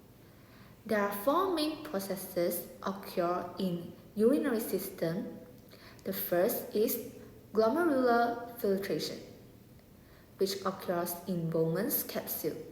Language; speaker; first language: English; non-native, local second language; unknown